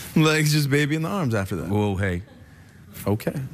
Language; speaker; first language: English; native; English